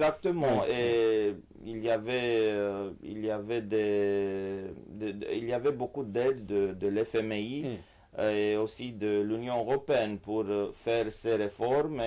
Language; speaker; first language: French; non-native, fluent; Romanian